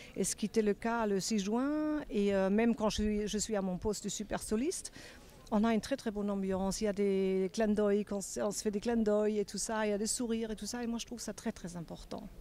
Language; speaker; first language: French; non-native, fluent; German